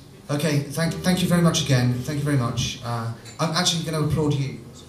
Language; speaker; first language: English; native; English